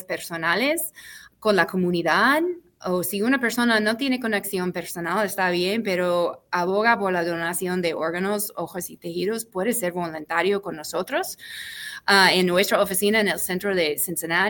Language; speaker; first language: Spanish; non-native, fluent; English